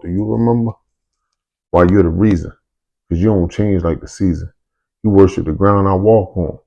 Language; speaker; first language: English; native; English